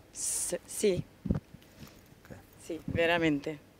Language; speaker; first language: Italian; non-native, learner; Portuguese